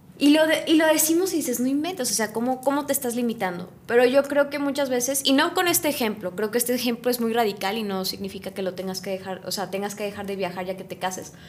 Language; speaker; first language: Spanish; native; Spanish